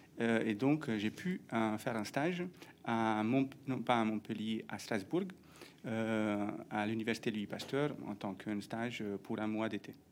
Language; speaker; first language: French; non-native, fluent; Hungarian